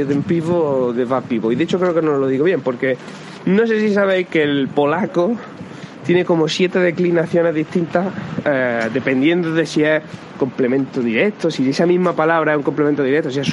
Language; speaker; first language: Spanish; native; Spanish